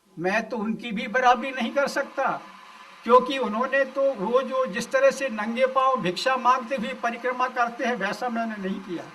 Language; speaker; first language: Hindi; non-native, local second language; Gujarati